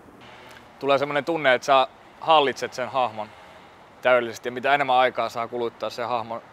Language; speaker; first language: Finnish; native; Finnish